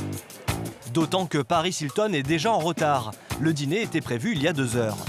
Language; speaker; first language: French; native; French